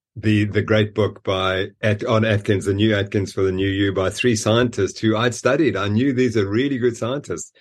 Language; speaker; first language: English; native; English